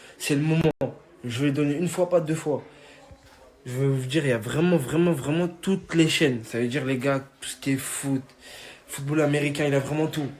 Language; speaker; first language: French; native; French